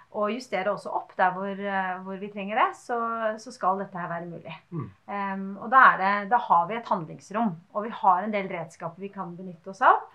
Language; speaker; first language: Norwegian; native; Norwegian